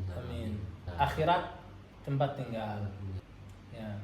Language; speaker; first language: Indonesian; non-native, learner; Arabic